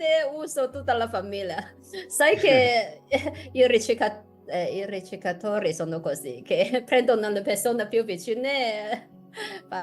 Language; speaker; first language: Italian; non-native, fluent; Chinese